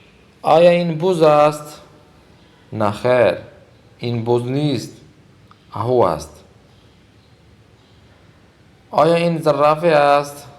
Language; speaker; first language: Persian; non-native, fluent; Urdu